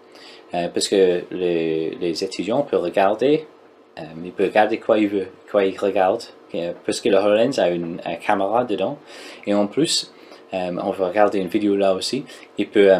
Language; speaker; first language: French; non-native, learner; English